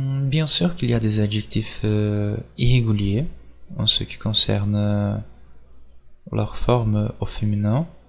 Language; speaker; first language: French; non-native, fluent; Portuguese